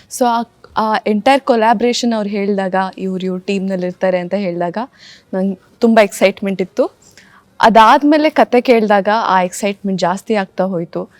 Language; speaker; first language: Kannada; native; Kannada